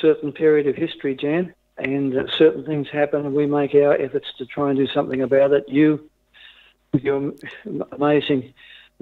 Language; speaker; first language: English; native; English